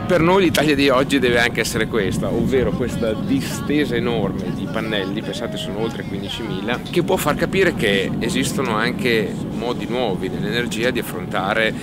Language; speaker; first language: Italian; native; Italian